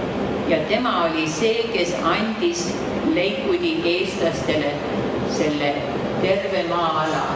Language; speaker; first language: Estonian; early bilingual, heritage; Estonian